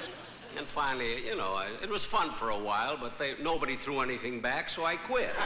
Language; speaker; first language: English; native; English